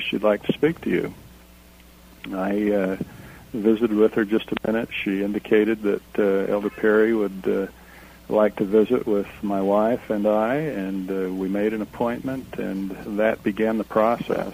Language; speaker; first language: English; native; English